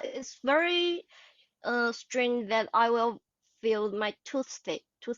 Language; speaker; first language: English; non-native, learner; Chinese